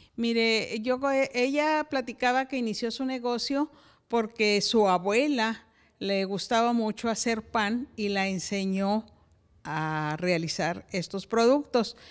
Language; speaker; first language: Spanish; native; Spanish